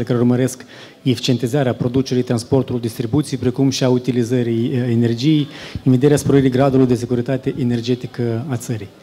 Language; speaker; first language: Romanian; native; Romanian